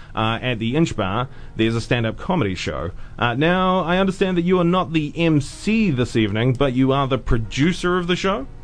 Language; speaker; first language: English; native; English